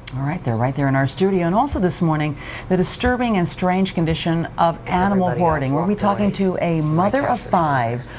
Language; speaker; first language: English; native; English